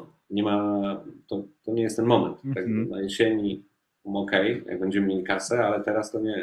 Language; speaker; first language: Polish; native; Polish